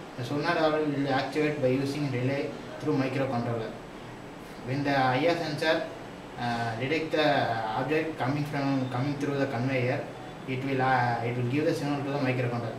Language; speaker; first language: English; non-native, local second language; Tamil